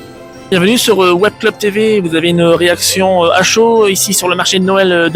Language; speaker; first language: French; native; French